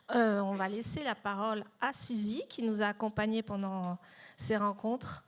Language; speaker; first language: French; native; French